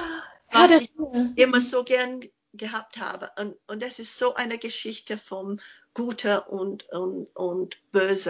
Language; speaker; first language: German; non-native, fluent; English